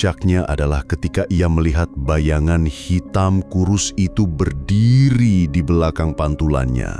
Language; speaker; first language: Indonesian; native; Indonesian